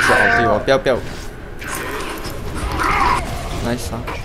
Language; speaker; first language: Chinese; native; Chinese